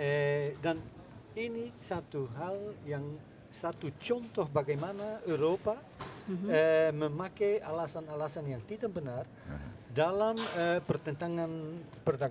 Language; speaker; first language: Indonesian; non-native, fluent; Dutch